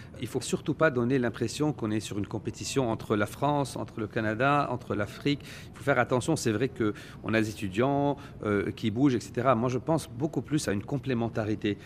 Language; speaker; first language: French; non-native, local second language; Arabic